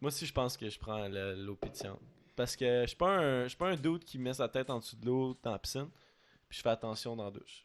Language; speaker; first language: French; native; French